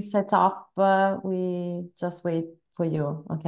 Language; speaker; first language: English; non-native, learner; Italian